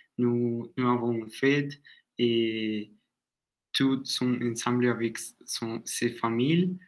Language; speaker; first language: French; non-native, learner; Spanish